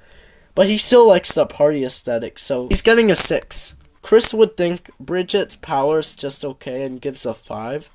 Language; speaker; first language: English; native; English